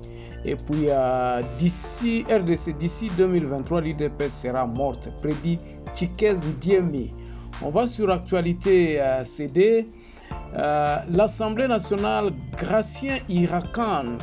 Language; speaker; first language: French; non-native, local second language; Lingala